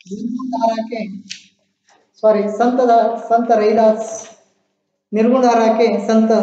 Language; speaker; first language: Hindi; non-native, local second language; Kannada